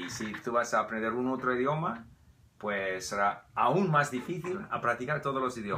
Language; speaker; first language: Spanish; non-native, fluent; English